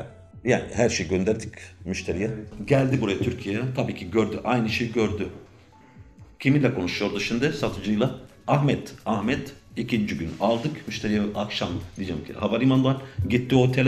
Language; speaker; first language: Turkish; non-native, learner; Arabic